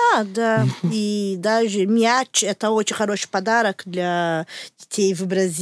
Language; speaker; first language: Russian; non-native, learner; Portuguese